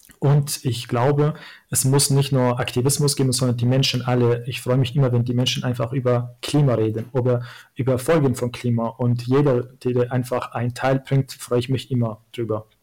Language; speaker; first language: German; non-native, fluent; Kurdish